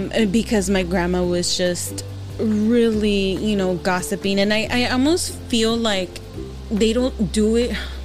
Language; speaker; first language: English; early bilingual, other home language; Spanish